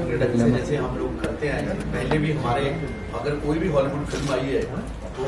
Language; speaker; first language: Hindi; non-native, local second language; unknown